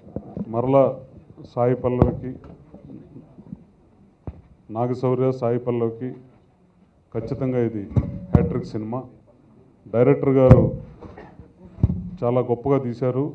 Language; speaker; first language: Telugu; native; Telugu